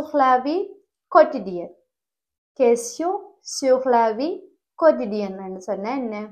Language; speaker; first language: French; non-native, fluent; Tamil